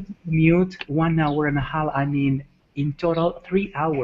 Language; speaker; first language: English; non-native, fluent; Spanish